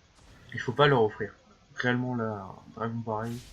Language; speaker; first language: French; native; French